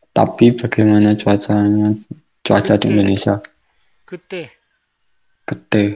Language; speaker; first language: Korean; non-native, learner; Indonesian